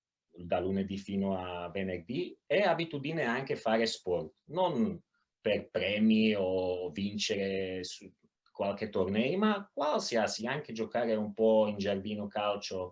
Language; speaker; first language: Italian; non-native, fluent; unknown